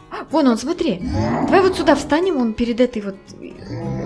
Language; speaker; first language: Russian; native; Russian